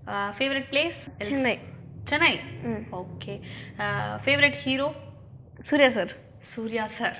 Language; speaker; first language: Tamil; native; Tamil